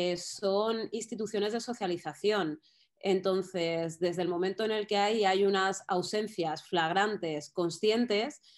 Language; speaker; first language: Spanish; native; Spanish